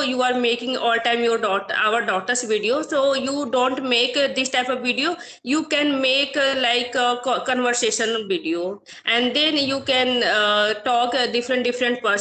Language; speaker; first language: English; non-native, learner; Hindi